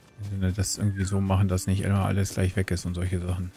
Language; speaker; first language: German; native; German